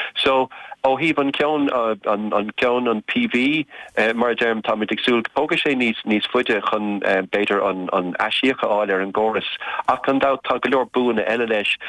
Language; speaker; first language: Irish; native; Irish